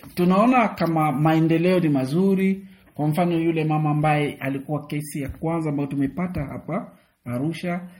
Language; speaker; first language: Swahili; native; Swahili